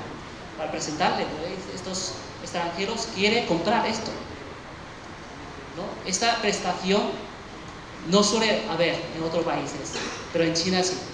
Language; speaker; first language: Spanish; early bilingual, other home language; Chinese